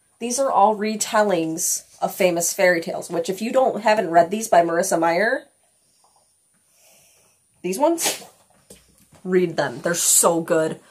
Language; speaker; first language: English; native; English